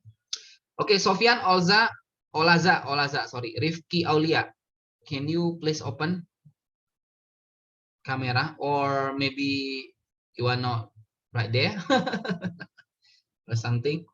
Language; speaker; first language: English; non-native, learner; Indonesian